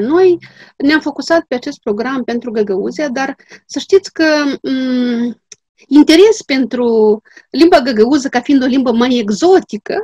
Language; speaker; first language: Romanian; non-native, local second language; Gagauz